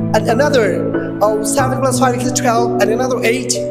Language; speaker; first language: English; non-native, local second language; Bangla